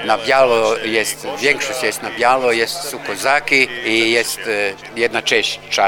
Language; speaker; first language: Polish; non-native, learner; Croatian